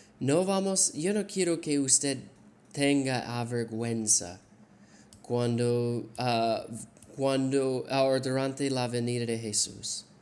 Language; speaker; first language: Spanish; non-native, learner; English